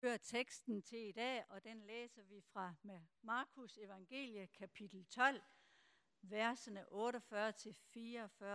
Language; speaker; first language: Danish; native; Danish